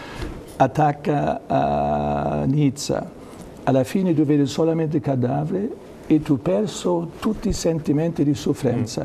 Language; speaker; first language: Italian; non-native, learner; German